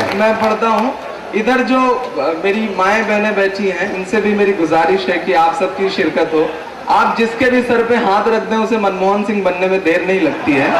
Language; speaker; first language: Hindi; native; Hindi